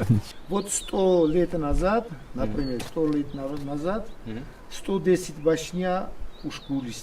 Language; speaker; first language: Russian; non-native, local second language; Svan